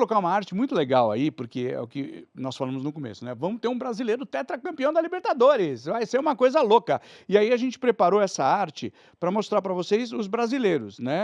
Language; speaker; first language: Portuguese; native; Portuguese